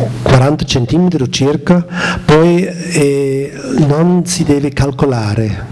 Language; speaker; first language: Italian; non-native, learner; German